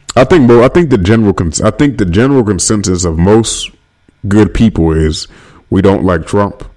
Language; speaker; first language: English; native; English